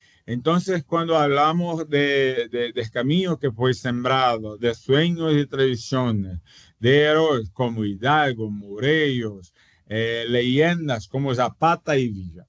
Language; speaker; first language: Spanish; non-native, fluent; Portuguese